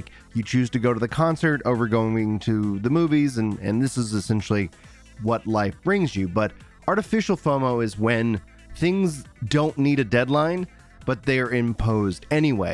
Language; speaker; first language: English; native; English